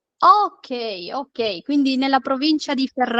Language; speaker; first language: Italian; non-native, fluent; Urdu